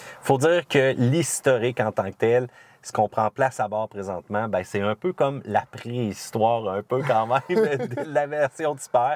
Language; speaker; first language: French; native; French